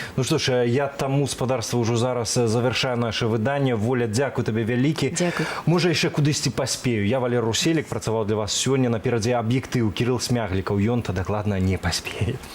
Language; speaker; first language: Belarusian; native; Belarusian